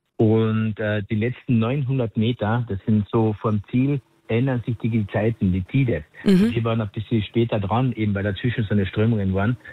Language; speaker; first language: German; native; German